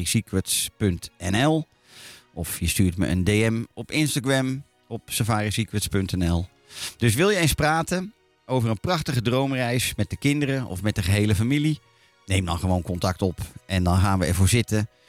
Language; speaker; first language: Dutch; native; Dutch